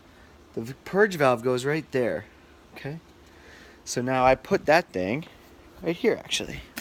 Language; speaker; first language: English; native; English